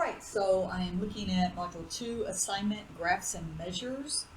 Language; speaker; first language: English; native; English